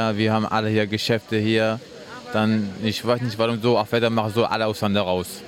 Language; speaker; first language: German; non-native, learner; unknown